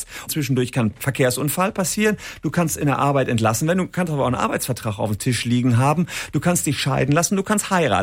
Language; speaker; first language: German; native; German